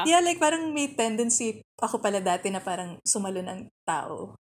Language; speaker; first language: Filipino; native; Filipino